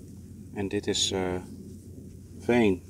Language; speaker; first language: Dutch; native; Dutch